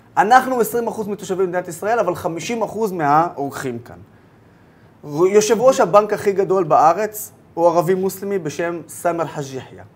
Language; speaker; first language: Hebrew; non-native, local second language; Arabic